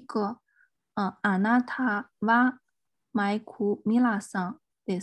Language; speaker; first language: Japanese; non-native, fluent; Chinese